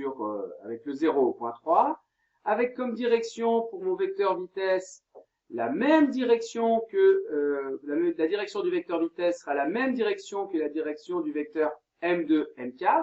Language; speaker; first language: French; native; French